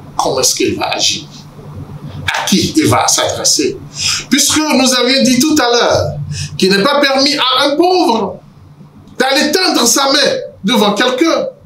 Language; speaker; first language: French; non-native, local second language; Yoruba